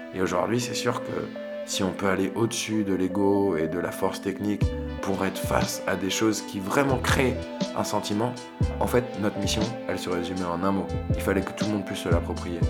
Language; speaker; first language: French; native; French